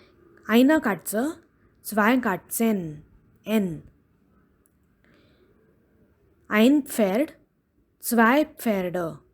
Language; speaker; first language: German; non-native, fluent; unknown